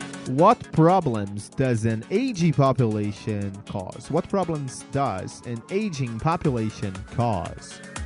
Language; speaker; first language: English; non-native, fluent; Portuguese